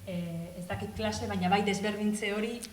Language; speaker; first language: Basque; non-native, local second language; Spanish